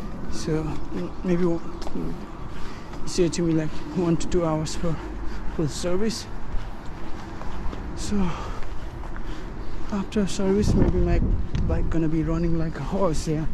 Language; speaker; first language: English; non-native, learner; Nepali